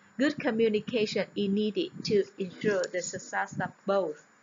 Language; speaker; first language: English; non-native, fluent; Vietnamese